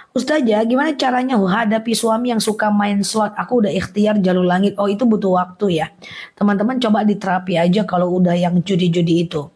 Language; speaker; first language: Indonesian; non-native, local second language; Minangkabau